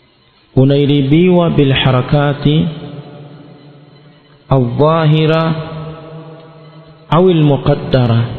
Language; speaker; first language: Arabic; non-native, fluent; Swahili